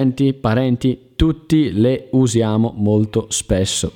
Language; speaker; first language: Italian; native; Italian